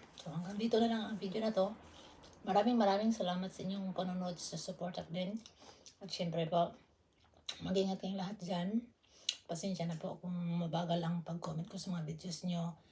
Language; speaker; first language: Filipino; non-native, local second language; Cebuano